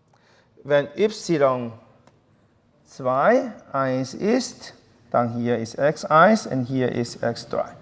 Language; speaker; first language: German; non-native, fluent; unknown